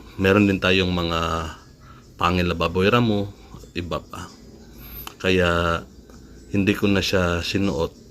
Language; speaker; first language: Filipino; non-native, local second language; Cebuano